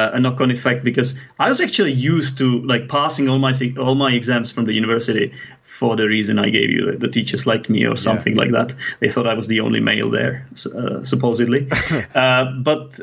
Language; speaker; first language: English; non-native, fluent; Czech